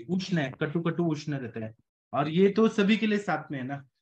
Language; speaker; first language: Hindi; native; Hindi